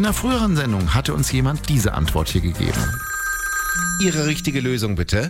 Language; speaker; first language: German; native; German